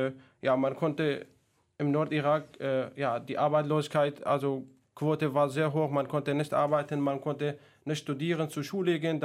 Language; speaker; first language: German; non-native, fluent; Kurdish